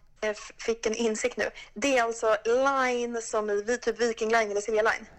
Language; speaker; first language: Swedish; native; Swedish